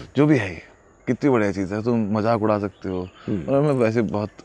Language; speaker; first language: Hindi; native; Hindi